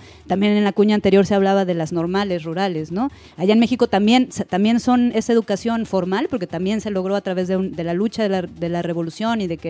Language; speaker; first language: Spanish; native; Spanish